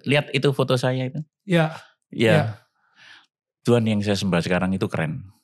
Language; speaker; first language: Indonesian; native; Indonesian